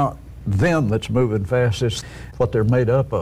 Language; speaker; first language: English; native; English